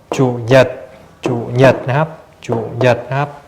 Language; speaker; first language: Thai; non-native, fluent; Vietnamese